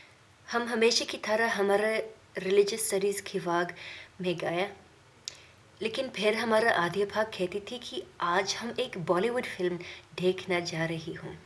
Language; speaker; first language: Hindi; non-native, learner; English